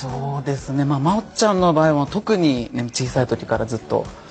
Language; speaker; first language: Japanese; native; Japanese